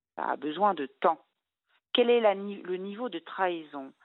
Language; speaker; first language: French; native; French